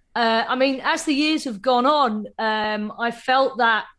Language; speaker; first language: English; native; English